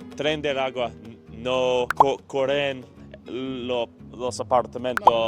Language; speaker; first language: Spanish; non-native, learner; English